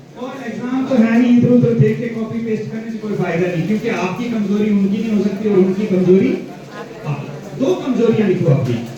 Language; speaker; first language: Hindi; non-native, local second language; Gujarati